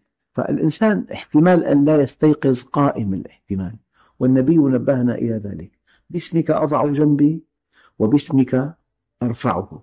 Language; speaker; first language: Arabic; native; Arabic